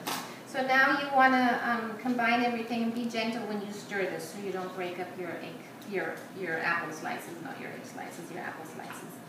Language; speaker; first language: English; non-native, fluent; German